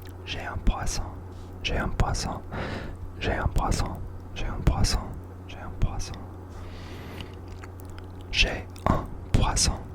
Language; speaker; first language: French; non-native, learner; English